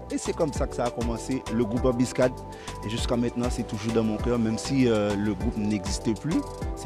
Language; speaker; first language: French; non-native, local second language; Haitian Creole